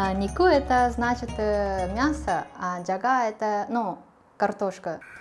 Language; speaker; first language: Russian; non-native, fluent; Japanese